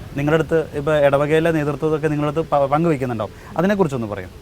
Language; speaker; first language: Malayalam; native; Malayalam